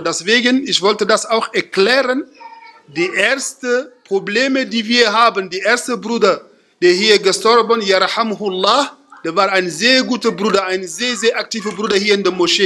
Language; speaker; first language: German; non-native, fluent; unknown